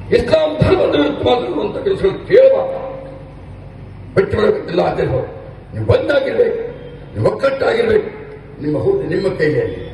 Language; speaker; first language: Kannada; non-native, local second language; Urdu